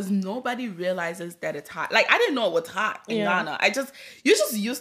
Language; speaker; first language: English; early bilingual, other home language; Akan